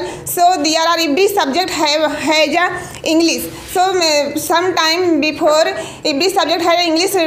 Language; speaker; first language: English; non-native, learner; Hindi